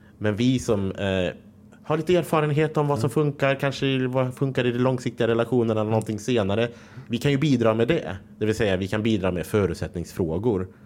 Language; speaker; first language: Swedish; native; Swedish